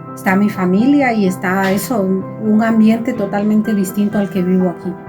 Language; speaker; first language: Spanish; native; Spanish